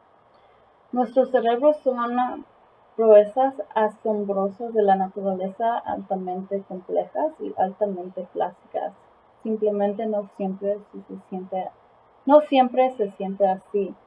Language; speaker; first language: Spanish; early bilingual, heritage; Spanish